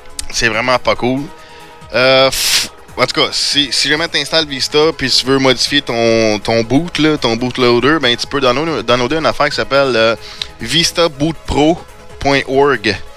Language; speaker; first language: French; native; French